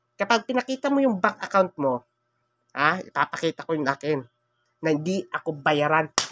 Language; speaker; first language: Filipino; non-native, local second language; Cebuano